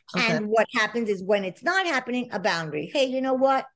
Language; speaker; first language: English; non-native, fluent; Spanish